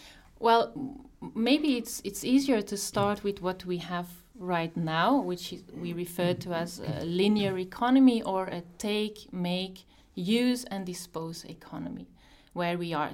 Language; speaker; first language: English; non-native, fluent; Dutch